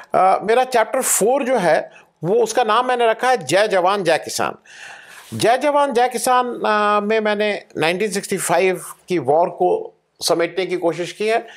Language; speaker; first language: Hindi; native; Hindi